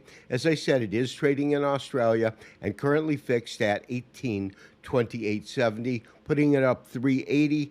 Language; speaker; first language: English; native; English